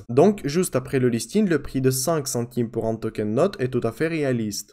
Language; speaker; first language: French; non-native, fluent; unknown